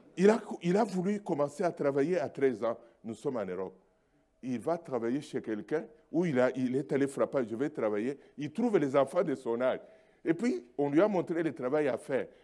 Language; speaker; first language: French; non-native, local second language; Luba-Lulua